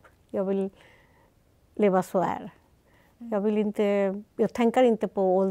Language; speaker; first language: Swedish; non-native, fluent; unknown